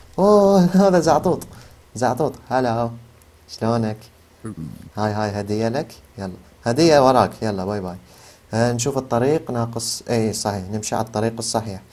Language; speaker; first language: Arabic; native; Arabic